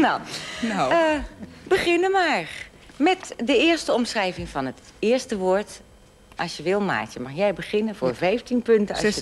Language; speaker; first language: Dutch; native; Dutch